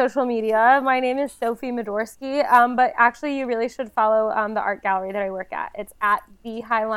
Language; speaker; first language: English; native; English